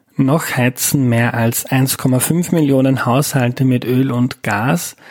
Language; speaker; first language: German; native; German